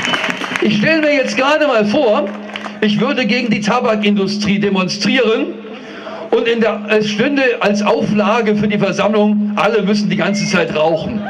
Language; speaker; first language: German; native; German